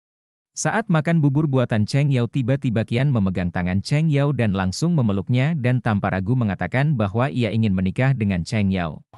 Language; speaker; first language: Indonesian; native; Indonesian